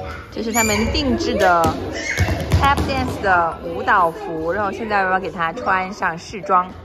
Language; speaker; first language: Chinese; native; Chinese